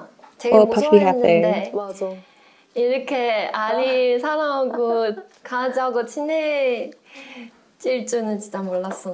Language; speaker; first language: Korean; non-native, fluent; Chinese